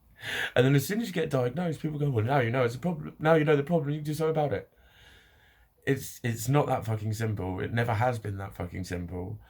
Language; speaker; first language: English; native; English